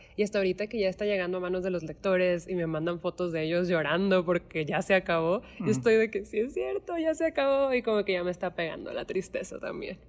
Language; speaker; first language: Spanish; native; Spanish